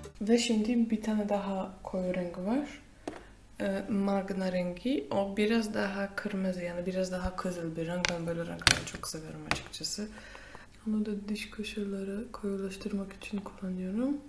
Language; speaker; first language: Turkish; non-native, fluent; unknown